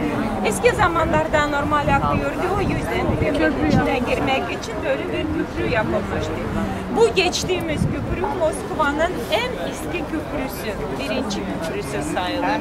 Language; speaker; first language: Turkish; non-native, fluent; Russian